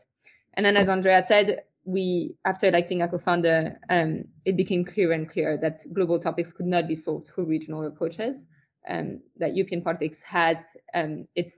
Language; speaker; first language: English; non-native, fluent; French